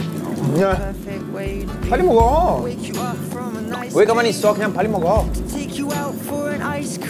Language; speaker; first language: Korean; non-native, learner; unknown